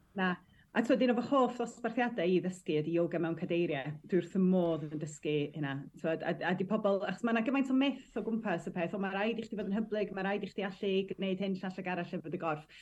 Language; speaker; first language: Welsh; native; Welsh